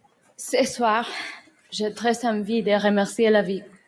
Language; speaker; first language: French; non-native, learner; Spanish